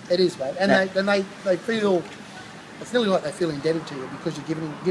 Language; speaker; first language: English; native; English